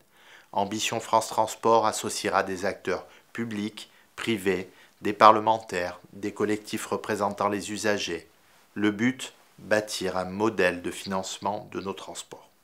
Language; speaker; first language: French; native; French